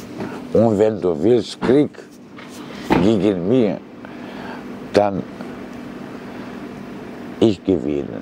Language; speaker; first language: German; non-native, learner; Romanian